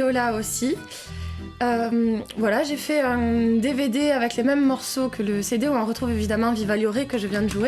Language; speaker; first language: French; native; French